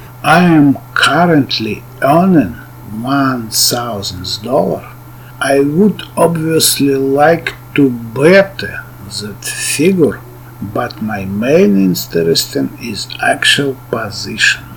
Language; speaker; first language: English; non-native, learner; Russian